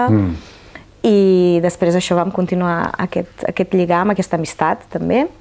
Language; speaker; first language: Catalan; non-native, fluent; Romanian